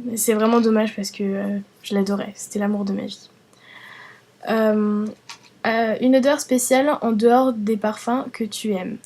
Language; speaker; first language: French; early bilingual, other home language; Vietnamese